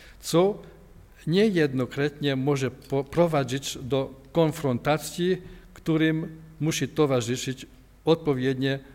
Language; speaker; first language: Polish; non-native, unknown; Hungarian